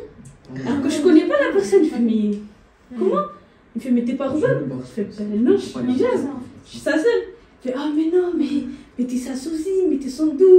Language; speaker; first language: French; native; French